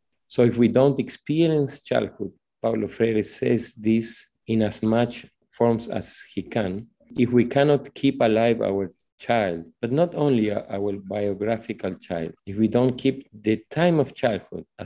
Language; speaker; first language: English; non-native, fluent; Spanish